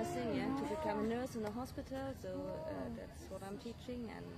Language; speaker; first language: English; non-native, fluent; German